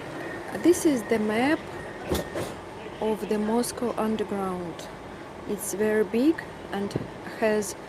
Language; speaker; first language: English; non-native, fluent; Russian